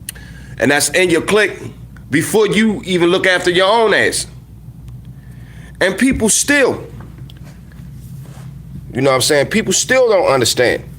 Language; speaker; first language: English; native; English